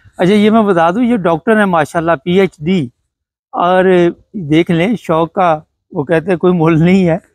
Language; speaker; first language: Urdu; native; Urdu